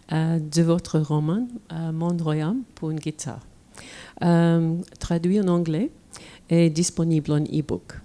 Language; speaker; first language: French; non-native, fluent; English